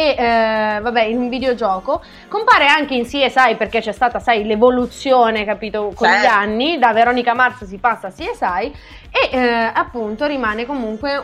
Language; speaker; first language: Italian; native; Italian